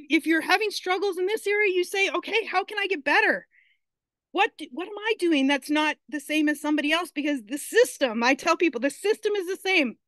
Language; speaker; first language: English; native; English